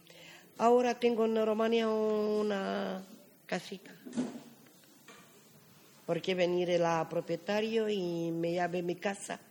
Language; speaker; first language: Spanish; non-native, learner; Romany